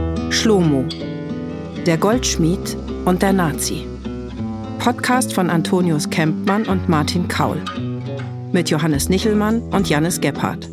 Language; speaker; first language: German; native; German